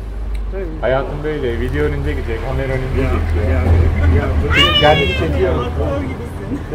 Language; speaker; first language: Turkish; non-native, learner; French